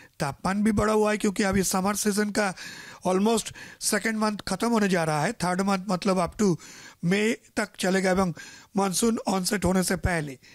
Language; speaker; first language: Hindi; non-native, local second language; Marathi